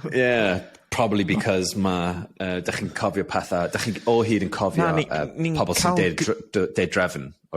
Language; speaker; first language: Welsh; non-native, local second language; English